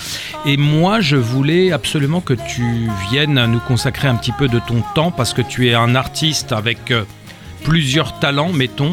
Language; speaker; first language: French; native; French